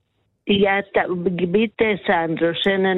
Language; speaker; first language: German; non-native, learner; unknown